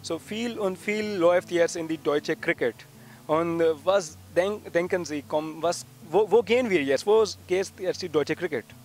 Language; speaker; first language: German; non-native, learner; Urdu